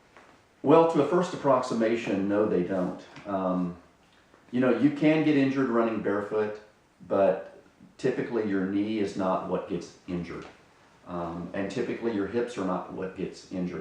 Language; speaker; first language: English; native; English